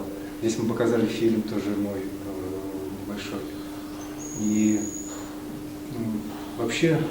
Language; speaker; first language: Russian; native; Russian